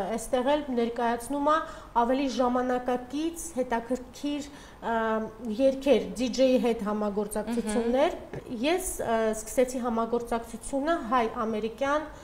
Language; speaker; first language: Armenian; early bilingual, heritage; Armenian